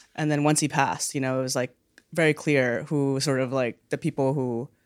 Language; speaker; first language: English; native; English